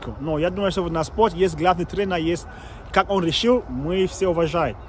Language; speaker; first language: Russian; non-native, learner; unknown